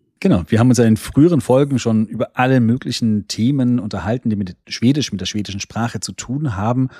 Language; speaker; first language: German; native; German